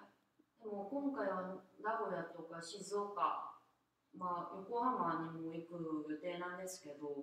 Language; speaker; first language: Japanese; non-native, fluent; Korean